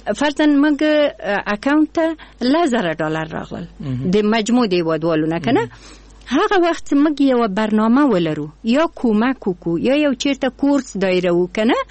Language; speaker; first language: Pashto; non-native, local second language; Persian